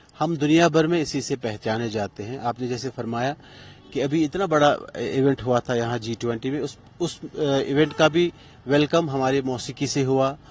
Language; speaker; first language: Hindi; non-native, local second language; Kashmiri